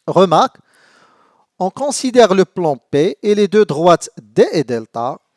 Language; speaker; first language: French; non-native, local second language; Arabic